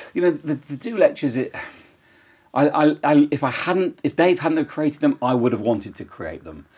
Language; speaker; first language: English; native; English